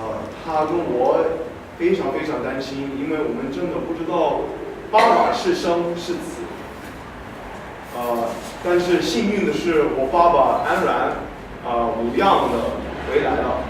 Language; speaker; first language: Chinese; non-native, fluent; English